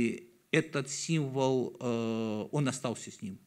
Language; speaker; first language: Russian; native; Russian